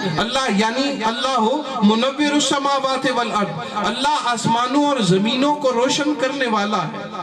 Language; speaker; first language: Urdu; non-native, local second language; Punjabi